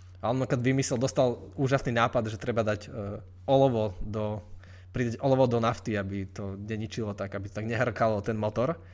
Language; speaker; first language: Slovak; native; Slovak